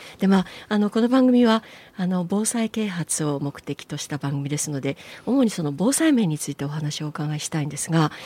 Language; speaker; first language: Japanese; native; Japanese